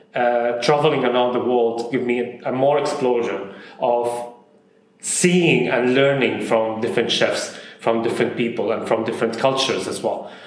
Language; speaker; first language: English; non-native, fluent; Arabic